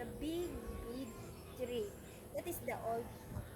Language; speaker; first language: English; non-native, learner; Filipino